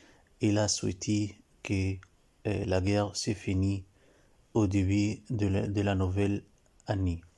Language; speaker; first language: French; non-native, learner; Arabic